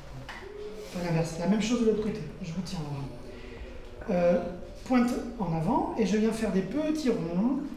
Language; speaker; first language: French; native; French